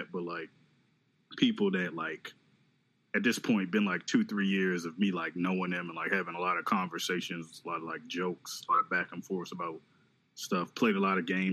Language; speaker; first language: English; native; English